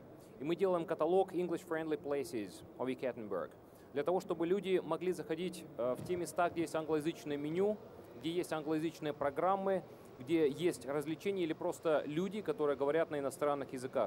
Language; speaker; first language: Russian; native; Russian